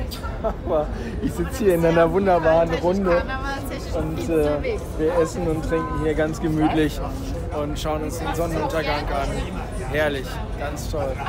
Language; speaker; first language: German; native; German